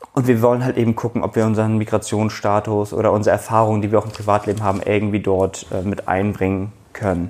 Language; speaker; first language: German; early bilingual, other home language; Turkish